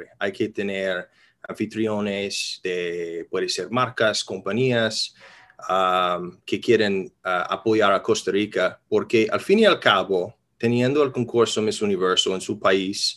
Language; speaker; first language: Spanish; non-native, fluent; English